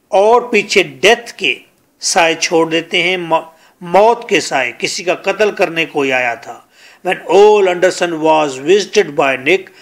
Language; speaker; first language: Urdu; non-native, local second language; Punjabi